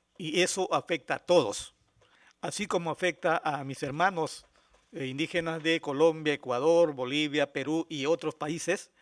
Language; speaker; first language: Spanish; native; Spanish